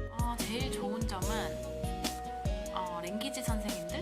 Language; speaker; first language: Korean; native; Korean